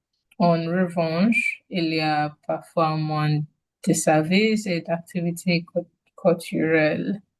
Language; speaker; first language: French; non-native, learner; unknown